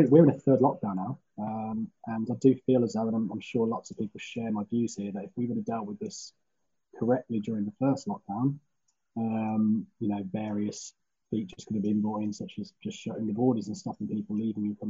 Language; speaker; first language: English; native; English